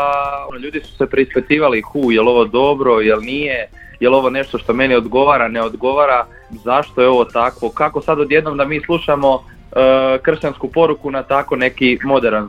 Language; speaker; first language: Croatian; native; Croatian